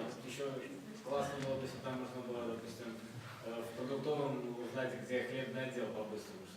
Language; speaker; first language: Russian; native; Russian